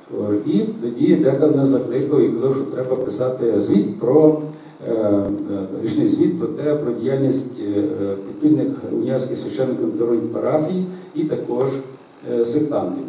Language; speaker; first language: Ukrainian; native; Ukrainian